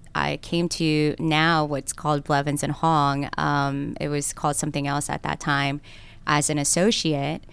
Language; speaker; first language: English; early bilingual, other home language; Korean